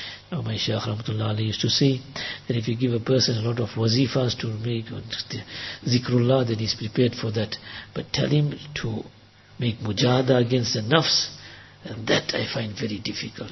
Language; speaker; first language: English; native; English